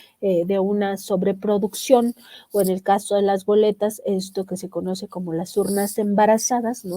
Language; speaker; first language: Spanish; native; Spanish